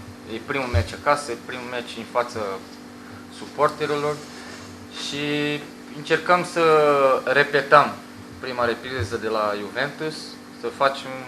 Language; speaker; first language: Romanian; non-native, fluent; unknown